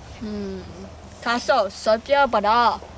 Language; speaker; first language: Korean; non-native, learner; English